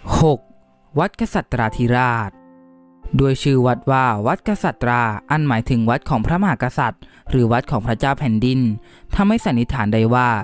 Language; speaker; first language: Thai; native; Thai